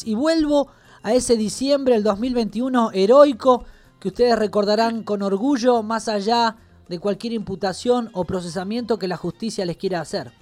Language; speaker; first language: Spanish; native; Spanish